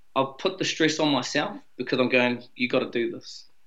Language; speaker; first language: English; native; English